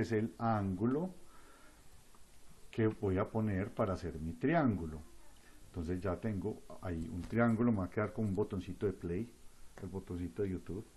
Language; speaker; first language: Spanish; native; Spanish